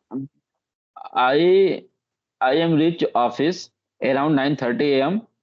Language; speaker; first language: English; non-native, learner; Hindi